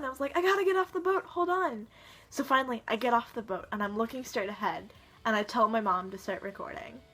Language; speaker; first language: English; native; English